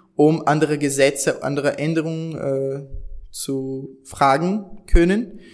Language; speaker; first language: German; non-native, fluent; Portuguese